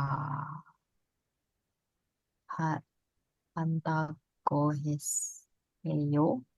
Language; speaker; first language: Korean; non-native, learner; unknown